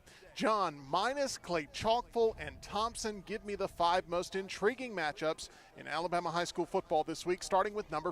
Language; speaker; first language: English; native; English